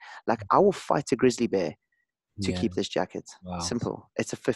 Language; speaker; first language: English; native; English